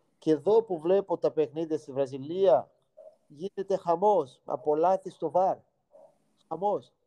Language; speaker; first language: Greek; non-native, fluent; Portuguese